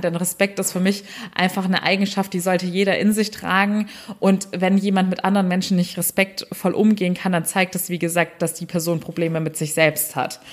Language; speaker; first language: German; early bilingual, other home language; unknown